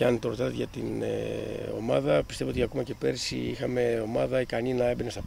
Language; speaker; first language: Greek; native; Greek